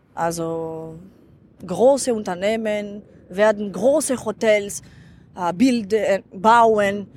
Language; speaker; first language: German; non-native, fluent; Greek